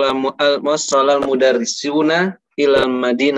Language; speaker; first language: Arabic; non-native, learner; Indonesian